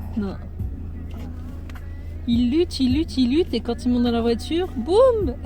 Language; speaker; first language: French; native; French